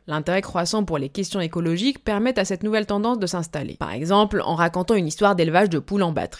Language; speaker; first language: French; native; French